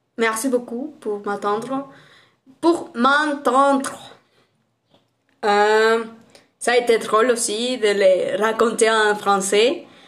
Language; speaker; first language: French; non-native, learner; Spanish